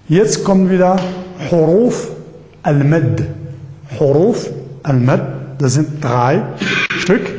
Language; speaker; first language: German; non-native, fluent; Arabic